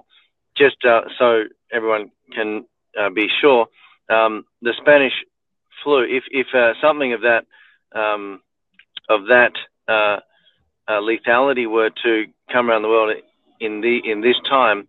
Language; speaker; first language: English; native; English